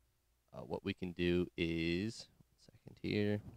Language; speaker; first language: English; native; English